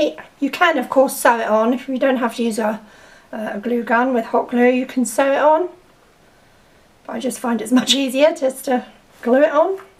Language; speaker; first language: English; native; English